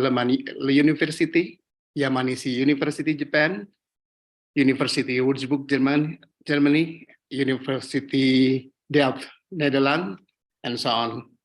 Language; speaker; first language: English; non-native, learner; Indonesian